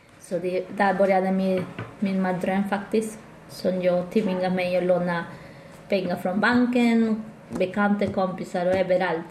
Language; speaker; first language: Swedish; non-native, fluent; Spanish